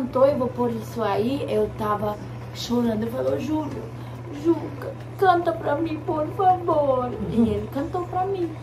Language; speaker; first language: Portuguese; early bilingual, heritage; English